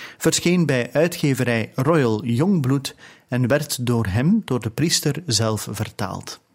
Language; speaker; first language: Dutch; native; Dutch